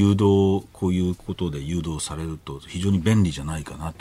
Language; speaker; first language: Japanese; native; Japanese